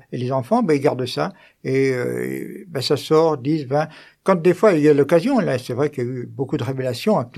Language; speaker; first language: French; native; French